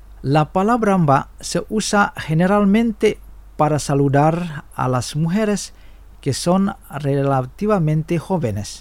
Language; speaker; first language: Spanish; non-native, fluent; Indonesian